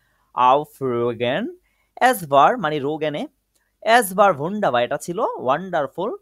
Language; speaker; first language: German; non-native, fluent; Bangla